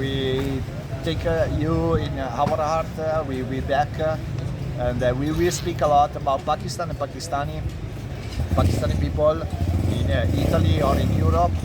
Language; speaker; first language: English; non-native, learner; Italian